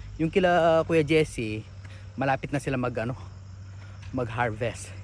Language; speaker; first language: Filipino; non-native, local second language; Pampanga